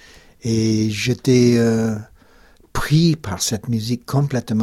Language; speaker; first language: French; non-native, fluent; English